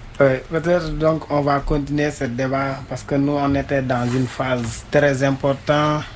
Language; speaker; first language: French; non-native, local second language; Wolof